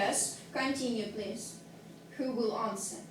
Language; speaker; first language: English; non-native, fluent; Russian